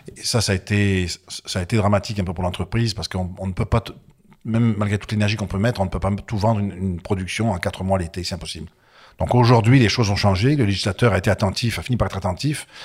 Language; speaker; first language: French; native; French